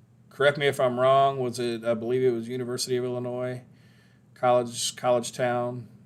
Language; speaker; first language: English; native; English